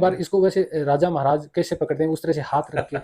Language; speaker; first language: Hindi; native; Hindi